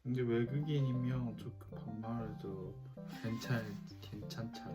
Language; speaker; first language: Korean; non-native, learner; Japanese